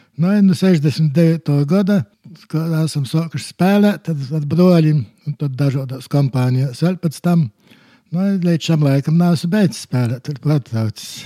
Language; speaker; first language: Latvian; native; Latvian